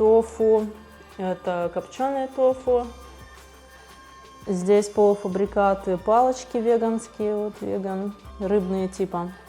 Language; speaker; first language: Russian; native; Russian